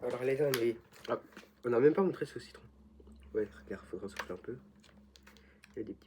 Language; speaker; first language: French; native; French